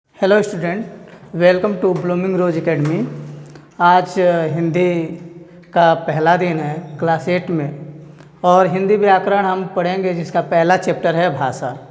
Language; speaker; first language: Hindi; native; Hindi